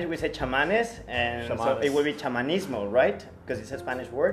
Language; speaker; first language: English; non-native, fluent; Spanish